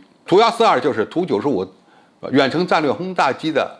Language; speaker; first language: Chinese; native; Chinese